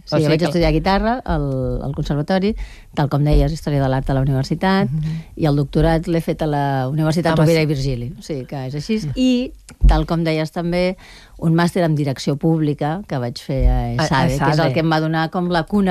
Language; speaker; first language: Catalan; native; Catalan